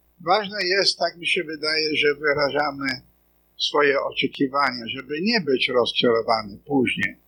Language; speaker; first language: Polish; non-native, fluent; English